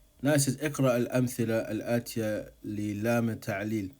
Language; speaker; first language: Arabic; non-native, fluent; English